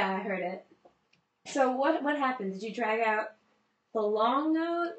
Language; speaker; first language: English; native; English